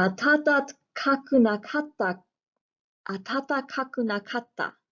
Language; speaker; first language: Japanese; non-native, fluent; English